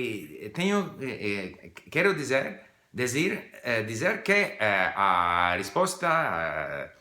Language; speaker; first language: Portuguese; non-native, fluent; English